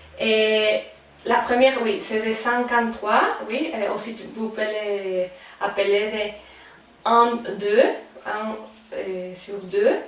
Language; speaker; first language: French; non-native, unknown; Spanish